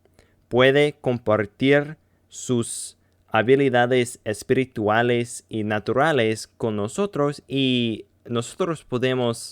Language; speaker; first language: Spanish; non-native, learner; English